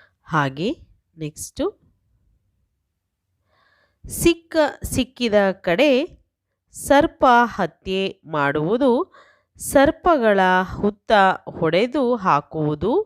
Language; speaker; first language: Kannada; native; Kannada